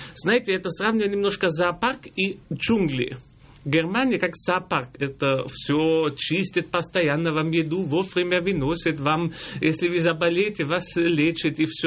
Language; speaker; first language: Russian; non-native, fluent; German